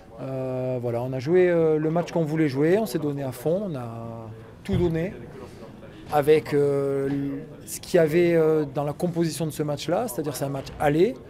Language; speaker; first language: French; native; French